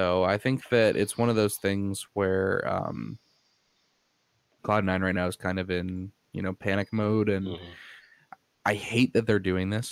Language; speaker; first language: English; native; English